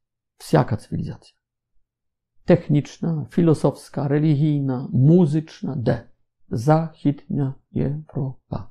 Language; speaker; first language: Ukrainian; non-native, fluent; Polish